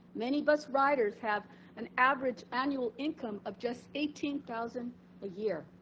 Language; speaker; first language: English; early bilingual, other home language; Spanish